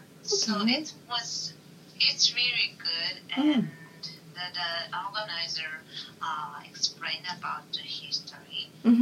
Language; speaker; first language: English; non-native, learner; Japanese